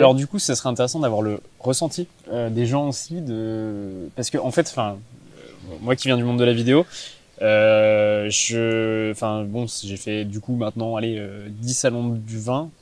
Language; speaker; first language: French; native; French